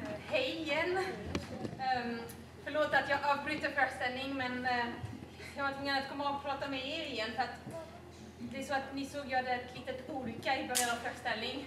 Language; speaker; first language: Swedish; non-native, fluent; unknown